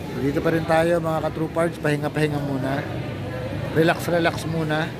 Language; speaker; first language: Filipino; native; Filipino